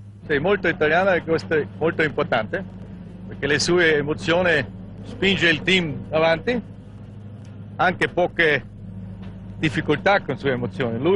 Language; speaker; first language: Italian; non-native, learner; German